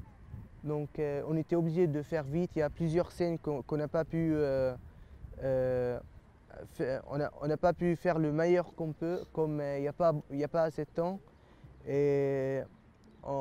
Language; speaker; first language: French; early bilingual, other home language; Arabic